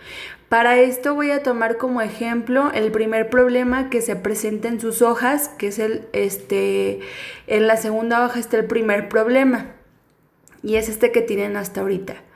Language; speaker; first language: Spanish; native; Spanish